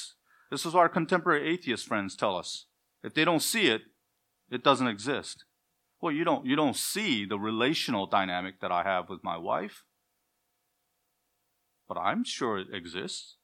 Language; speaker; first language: English; native; English